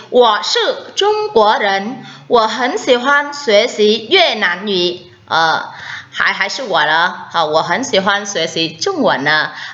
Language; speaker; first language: Chinese; non-native, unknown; Vietnamese